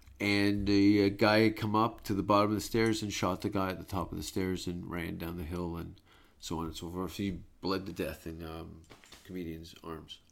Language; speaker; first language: English; native; English